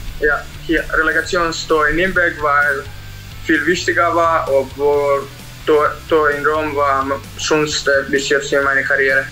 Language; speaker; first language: German; non-native, fluent; Serbian